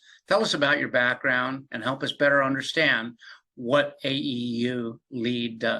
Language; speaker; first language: English; native; English